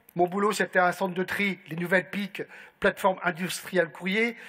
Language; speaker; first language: French; native; French